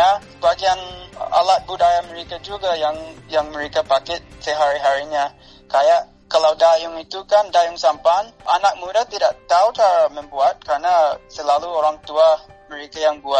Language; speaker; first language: Indonesian; non-native, fluent; English